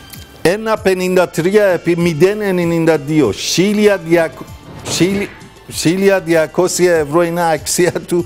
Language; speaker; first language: Greek; non-native, learner; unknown